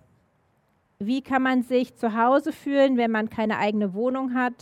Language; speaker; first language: German; native; German